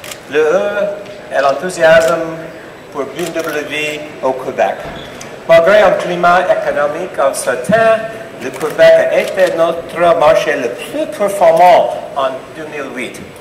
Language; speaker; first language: French; non-native, fluent; English